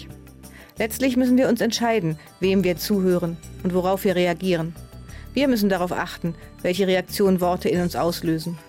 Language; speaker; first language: German; native; German